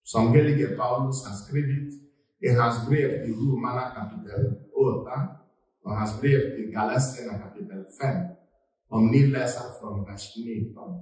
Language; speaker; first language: Swedish; non-native, fluent; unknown